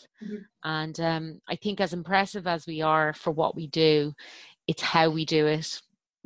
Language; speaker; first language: English; native; English